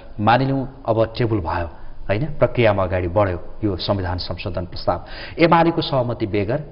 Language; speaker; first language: Nepali; native; Nepali